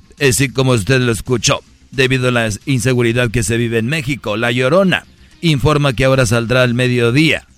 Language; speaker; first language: Spanish; native; Spanish